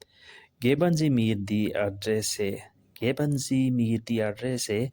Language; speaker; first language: German; non-native, fluent; Urdu